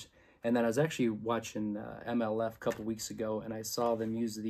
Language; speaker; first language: English; native; English